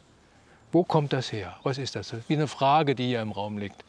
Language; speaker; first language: German; native; German